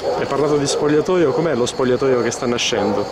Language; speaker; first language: Italian; native; Italian